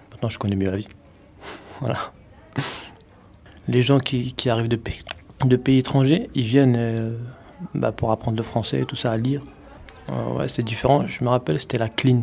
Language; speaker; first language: French; early bilingual, other home language; Arabic